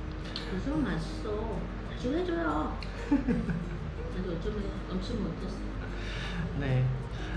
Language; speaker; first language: Korean; non-native, learner; Khmer